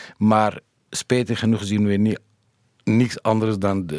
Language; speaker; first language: Dutch; non-native, fluent; Kurdish